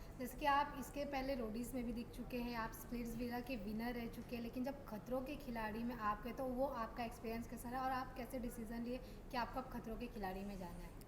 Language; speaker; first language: Hindi; native; Hindi